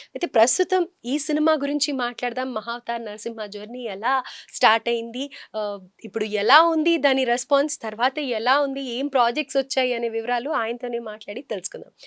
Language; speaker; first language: Telugu; native; Telugu